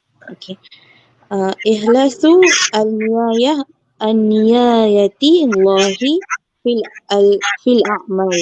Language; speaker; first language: Arabic; non-native, learner; Malay